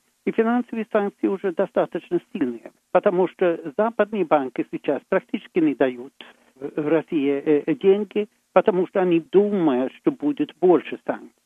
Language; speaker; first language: Russian; non-native, fluent; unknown